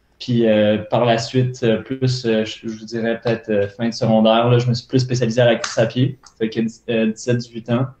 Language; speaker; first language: French; native; French